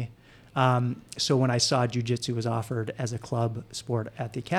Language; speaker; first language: English; native; English